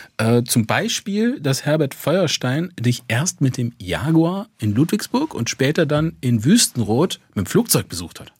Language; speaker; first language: German; native; German